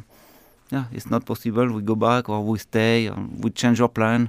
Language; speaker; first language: English; non-native, learner; French